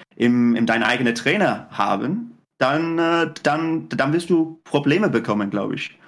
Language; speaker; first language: German; non-native, fluent; English